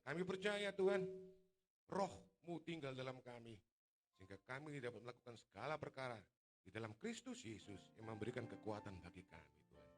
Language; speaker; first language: Indonesian; native; Indonesian